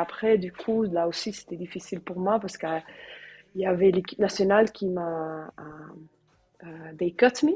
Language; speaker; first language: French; non-native, learner; Dutch